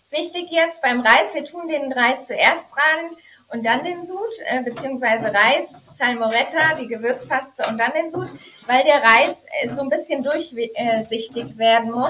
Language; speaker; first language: German; native; German